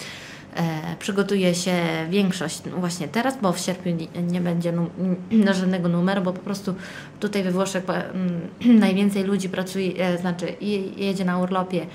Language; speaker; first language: Polish; early bilingual, heritage; Italian